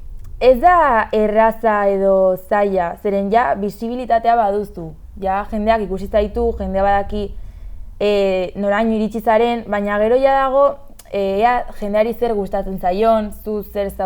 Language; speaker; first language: Basque; non-native, local second language; Spanish